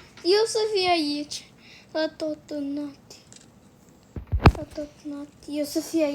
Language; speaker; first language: Romanian; early bilingual, heritage; Romanian